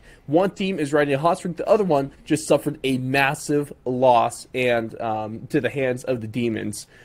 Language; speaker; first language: English; native; English